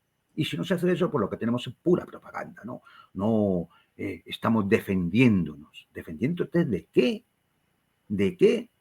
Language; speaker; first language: Spanish; native; Spanish